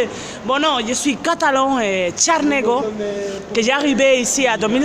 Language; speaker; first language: French; non-native, fluent; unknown